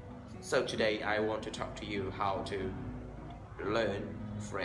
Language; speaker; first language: English; non-native, fluent; Vietnamese